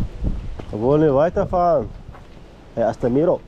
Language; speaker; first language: German; non-native, learner; Russian